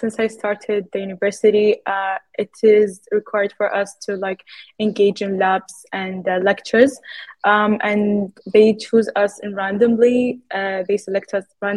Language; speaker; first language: English; non-native, fluent; Arabic